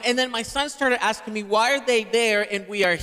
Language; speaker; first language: English; non-native, fluent; Spanish